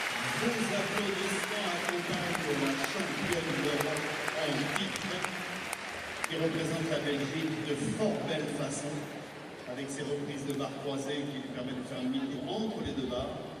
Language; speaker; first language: French; native; French